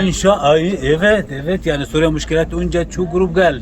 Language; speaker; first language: Turkish; non-native, learner; Arabic